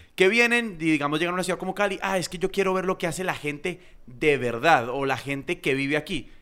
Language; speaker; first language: Spanish; native; Spanish